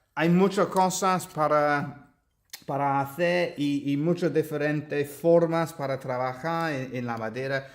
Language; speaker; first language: Spanish; non-native, learner; English